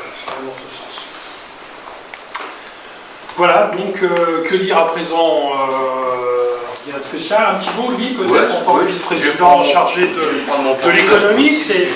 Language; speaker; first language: French; native; French